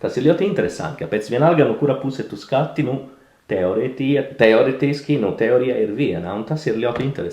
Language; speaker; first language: Latvian; non-native, learner; Italian